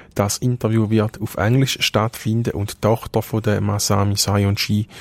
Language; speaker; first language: German; native; German